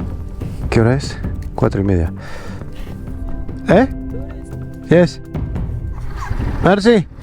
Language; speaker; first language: Spanish; native; Spanish